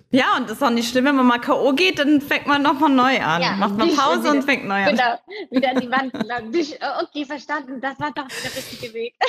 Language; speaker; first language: German; native; German